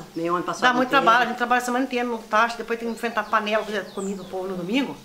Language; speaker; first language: Portuguese; native; Portuguese